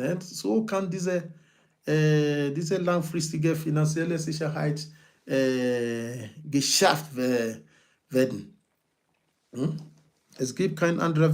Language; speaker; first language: German; non-native, fluent; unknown